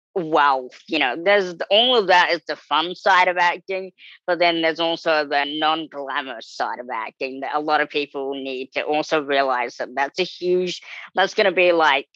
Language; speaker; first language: English; native; English